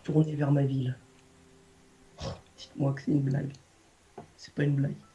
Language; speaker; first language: French; native; French